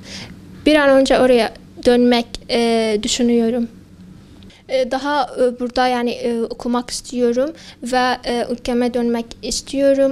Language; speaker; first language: Turkish; non-native, fluent; Kurdish